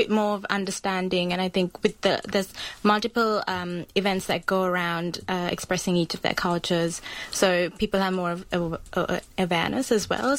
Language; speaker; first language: English; non-native, local second language; Sinhala